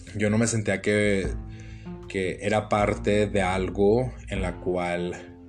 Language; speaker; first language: Spanish; early bilingual, heritage; Spanish